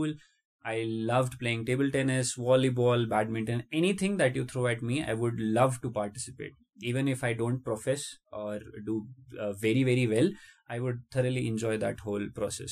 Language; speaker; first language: English; non-native, local second language; Hindi